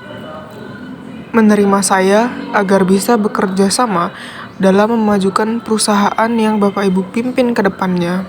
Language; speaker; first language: Indonesian; native; Indonesian